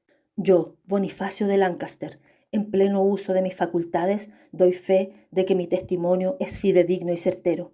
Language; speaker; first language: Spanish; native; Spanish